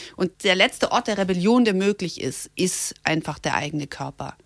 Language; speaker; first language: German; native; German